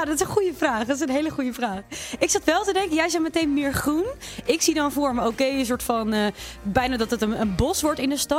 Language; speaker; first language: Dutch; native; Dutch